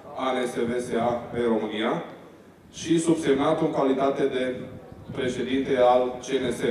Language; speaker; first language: Romanian; native; Romanian